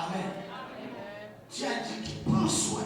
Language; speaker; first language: French; non-native, local second language; Lingala